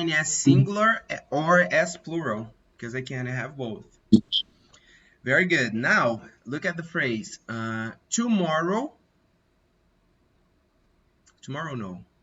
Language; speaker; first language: English; non-native, fluent; Portuguese